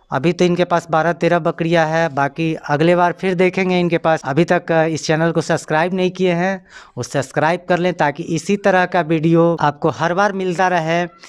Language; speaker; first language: Hindi; native; Hindi